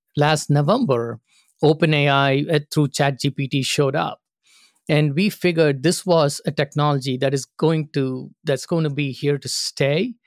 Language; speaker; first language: English; non-native, local second language; Tamil